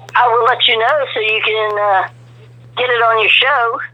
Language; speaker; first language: English; native; English